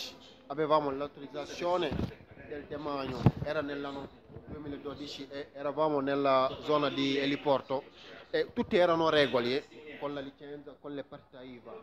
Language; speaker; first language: Italian; non-native, fluent; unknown